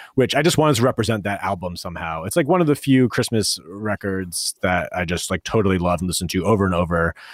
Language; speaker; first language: English; native; English